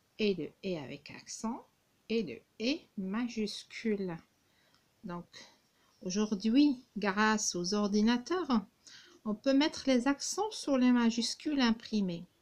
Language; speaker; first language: French; non-native, local second language; Arabic